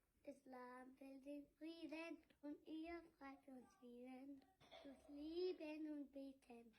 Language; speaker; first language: German; early bilingual, other home language; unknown